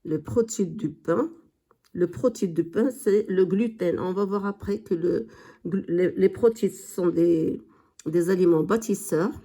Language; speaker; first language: French; non-native, local second language; Arabic